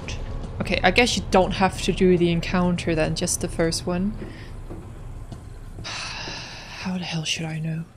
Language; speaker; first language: English; native; English